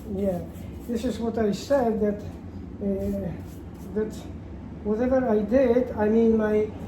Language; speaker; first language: English; non-native, learner; Polish